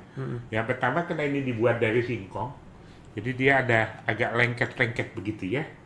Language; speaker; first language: Indonesian; native; Indonesian